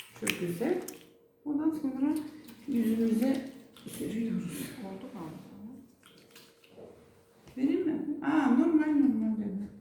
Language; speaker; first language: Turkish; non-native, learner; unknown